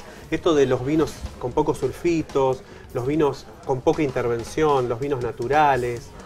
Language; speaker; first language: Spanish; native; Spanish